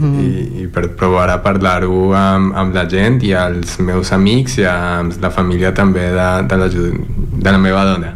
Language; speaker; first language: Catalan; non-native, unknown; Spanish